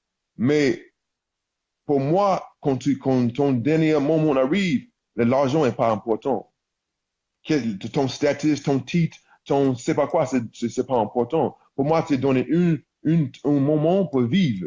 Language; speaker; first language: French; non-native, learner; English